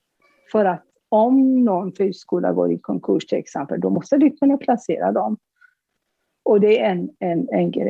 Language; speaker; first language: Swedish; non-native, fluent; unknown